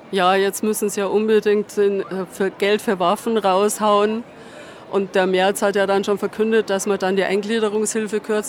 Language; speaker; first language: German; native; German